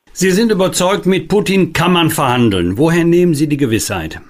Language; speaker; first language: German; native; German